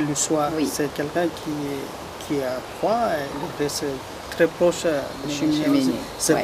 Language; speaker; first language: French; non-native, learner; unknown